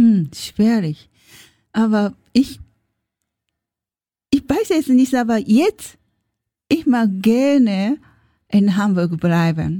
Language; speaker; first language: German; non-native, learner; Japanese